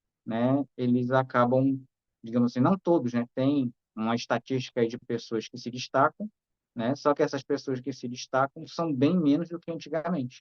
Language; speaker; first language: Portuguese; native; Portuguese